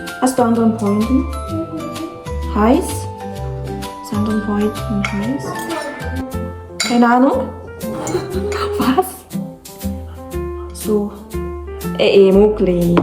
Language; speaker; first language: German; non-native, learner; Mongolian